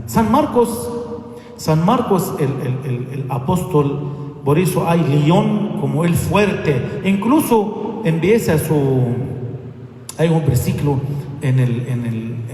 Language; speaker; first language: Spanish; non-native, fluent; Arabic